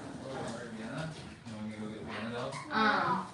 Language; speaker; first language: English; native; English